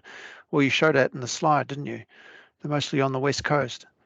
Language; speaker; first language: English; native; English